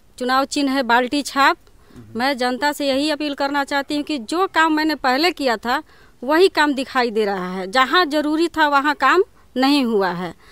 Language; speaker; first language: Hindi; non-native, local second language; Bhojpuri